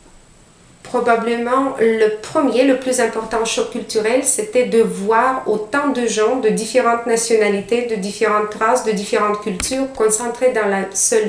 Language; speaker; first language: French; non-native, fluent; Romanian